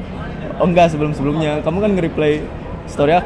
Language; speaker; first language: Indonesian; native; Indonesian